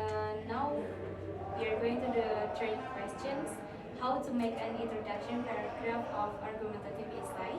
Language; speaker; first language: English; non-native, learner; Indonesian